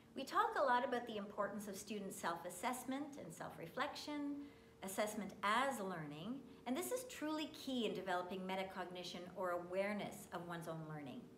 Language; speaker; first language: English; native; English